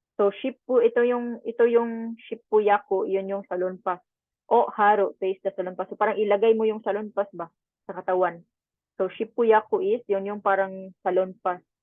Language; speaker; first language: Filipino; non-native, local second language; Cebuano